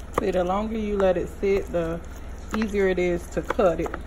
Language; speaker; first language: English; native; English